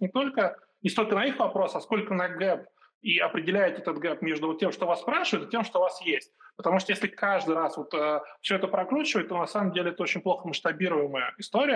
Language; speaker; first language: Russian; native; Russian